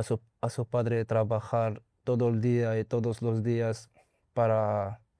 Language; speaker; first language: Spanish; non-native, learner; Arabic